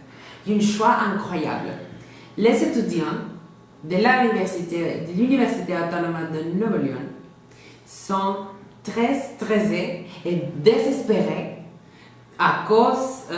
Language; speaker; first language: French; non-native, learner; Spanish